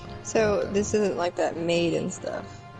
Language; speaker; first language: English; native; English